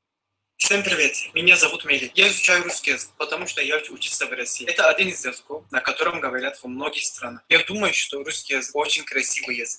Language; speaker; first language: Russian; non-native, learner; Turkish